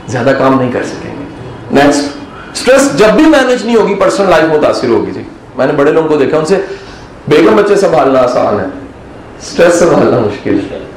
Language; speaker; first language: Urdu; non-native, local second language; Punjabi